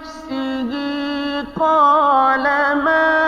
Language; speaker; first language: Arabic; native; Arabic